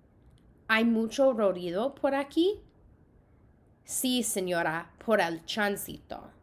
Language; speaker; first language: Spanish; non-native, fluent; English